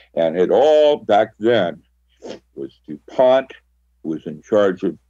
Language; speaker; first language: English; early bilingual, other home language; Filipino